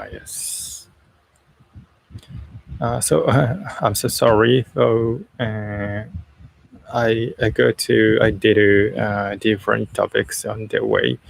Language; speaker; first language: English; non-native, learner; Japanese